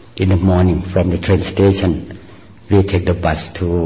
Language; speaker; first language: English; non-native, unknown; Northeastern Thai